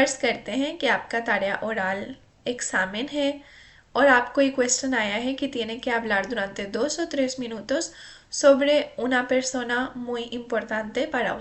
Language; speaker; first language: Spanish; non-native, fluent; Urdu